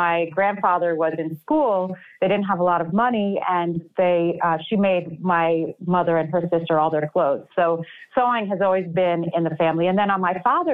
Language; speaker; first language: English; native; English